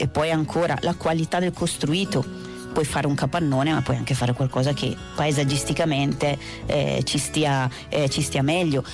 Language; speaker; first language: Italian; native; Italian